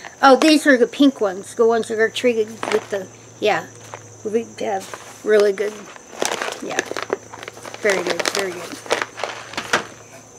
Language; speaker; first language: English; native; English